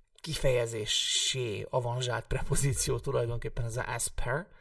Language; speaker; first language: Hungarian; native; Hungarian